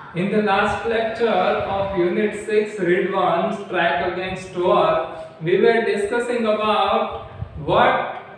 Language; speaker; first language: English; non-native, local second language; Gujarati